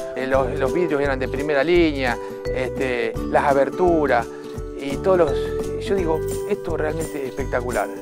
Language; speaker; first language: Spanish; native; Spanish